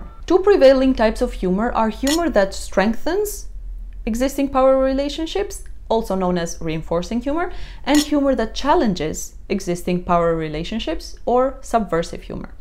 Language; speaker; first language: English; non-native, fluent; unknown